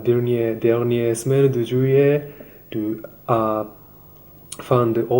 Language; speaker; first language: French; non-native, learner; Japanese